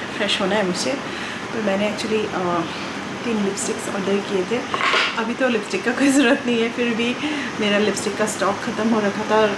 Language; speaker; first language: Hindi; non-native, local second language; Assamese